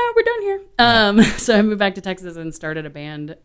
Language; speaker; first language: English; native; English